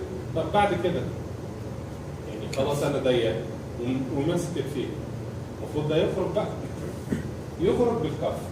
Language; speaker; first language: Arabic; native; Arabic